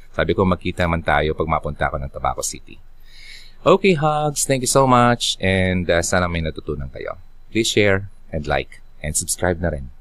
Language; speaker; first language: Filipino; non-native, local second language; Bikol